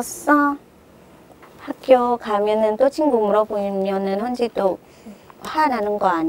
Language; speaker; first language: Korean; non-native, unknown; Khmer